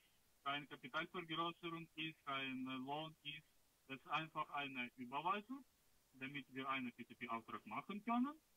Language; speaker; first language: German; non-native, learner; Russian